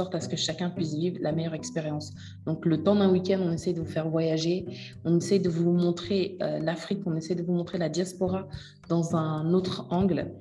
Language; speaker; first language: French; native; French